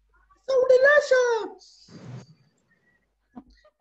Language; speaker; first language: English; non-native, learner; Vietnamese